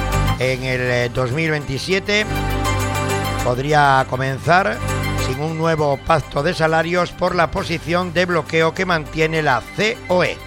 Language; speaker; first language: Spanish; native; Spanish